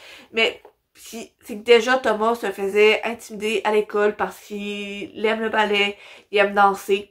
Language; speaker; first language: French; native; French